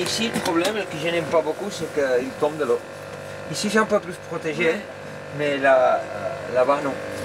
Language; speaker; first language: French; non-native, fluent; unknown